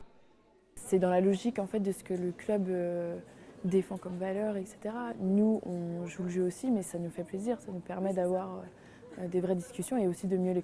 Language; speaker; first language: French; native; French